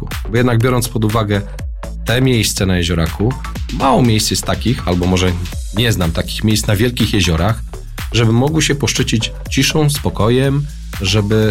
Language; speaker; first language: Polish; native; Polish